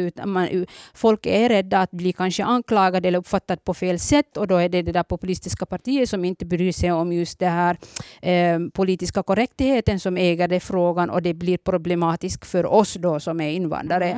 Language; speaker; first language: Swedish; early bilingual, other home language; Somali